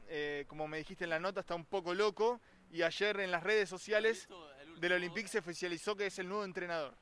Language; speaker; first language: Spanish; native; Spanish